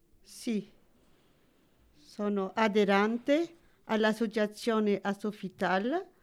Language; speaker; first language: Italian; early bilingual, heritage; Italian